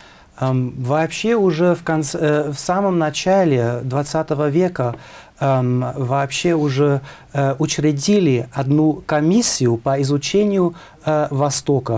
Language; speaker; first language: Russian; non-native, fluent; German